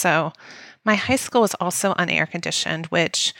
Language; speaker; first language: English; native; English